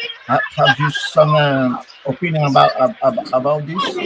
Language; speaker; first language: English; non-native, learner; Spanish